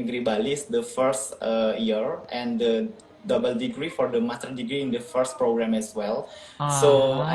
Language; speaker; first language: English; non-native, local second language; Indonesian